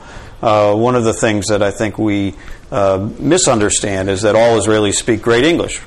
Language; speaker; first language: English; native; English